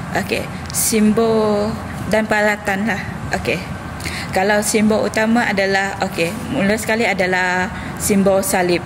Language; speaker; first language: Malay; non-native, local second language; Iban